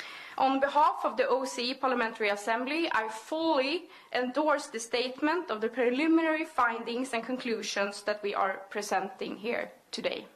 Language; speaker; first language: English; non-native, fluent; Swedish